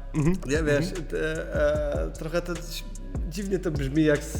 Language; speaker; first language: Polish; early bilingual, heritage; Polish